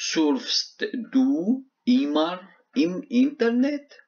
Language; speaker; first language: German; non-native, fluent; Arabic